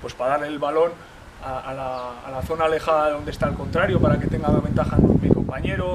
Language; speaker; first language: Spanish; native; Spanish